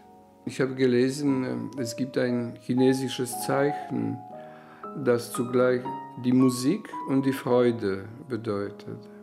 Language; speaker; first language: German; non-native, fluent; Polish